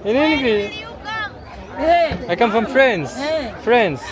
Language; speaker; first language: English; non-native, learner; French